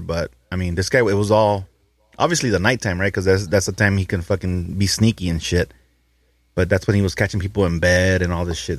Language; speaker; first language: English; early bilingual, other home language; Spanish